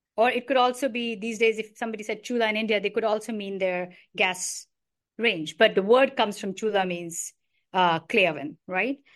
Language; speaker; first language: English; non-native, local second language; Hindi